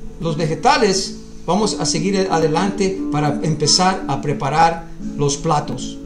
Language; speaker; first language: Spanish; early bilingual, other home language; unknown